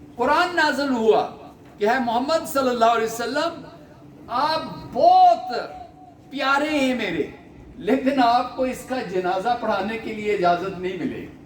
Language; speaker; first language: Urdu; non-native, local second language; Punjabi